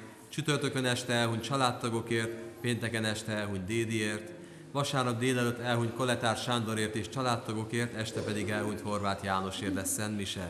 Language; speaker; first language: Hungarian; native; Hungarian